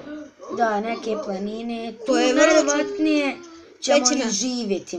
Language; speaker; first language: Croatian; early bilingual, heritage; Serbian